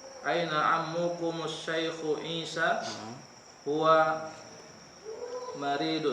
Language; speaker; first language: Arabic; non-native, learner; Indonesian